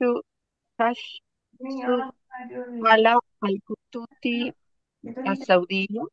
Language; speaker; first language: Arabic; non-native, learner; Spanish